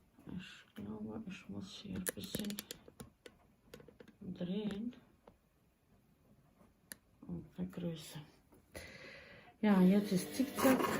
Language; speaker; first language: German; non-native, fluent; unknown